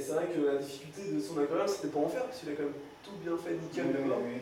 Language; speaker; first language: French; native; French